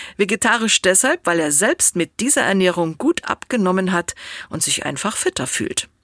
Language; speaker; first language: German; native; German